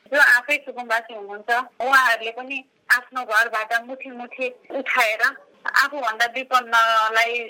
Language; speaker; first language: Nepali; native; Nepali